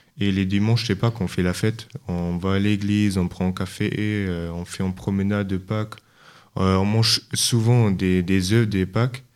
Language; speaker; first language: French; non-native, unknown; German